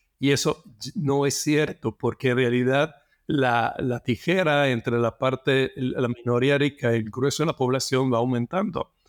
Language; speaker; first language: Spanish; non-native, fluent; Italian